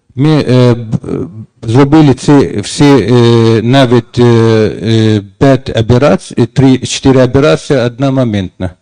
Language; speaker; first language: Ukrainian; non-native, learner; Arabic